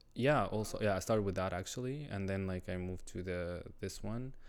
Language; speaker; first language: English; non-native, learner; Arabic